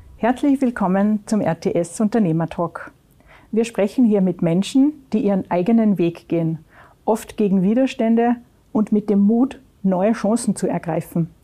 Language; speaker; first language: German; native; German